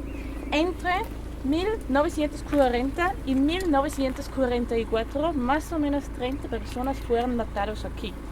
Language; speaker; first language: Spanish; non-native, learner; German